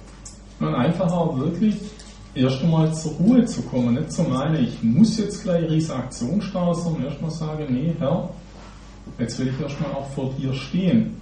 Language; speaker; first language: German; native; German